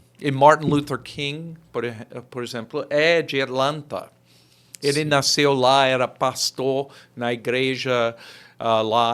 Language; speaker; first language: Portuguese; non-native, fluent; English